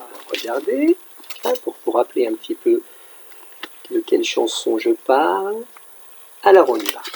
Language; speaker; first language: French; native; French